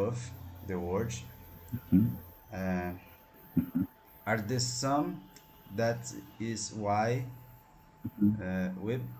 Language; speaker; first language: English; non-native, learner; Portuguese